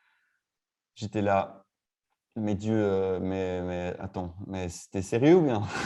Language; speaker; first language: French; native; French